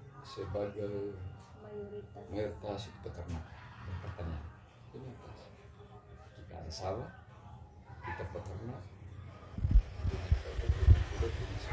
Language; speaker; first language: Indonesian; non-native, local second language; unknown